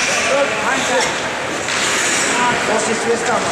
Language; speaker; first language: Russian; native; Russian